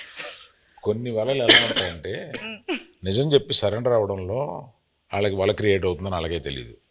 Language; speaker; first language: Telugu; native; Telugu